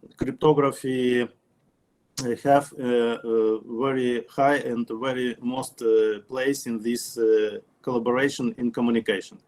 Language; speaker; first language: English; non-native, learner; Ukrainian